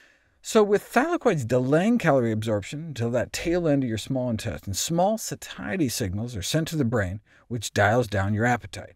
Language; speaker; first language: English; native; English